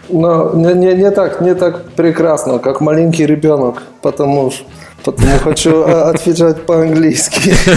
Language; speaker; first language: Russian; non-native, learner; Polish